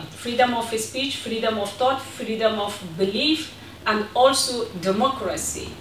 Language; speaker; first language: English; non-native, fluent; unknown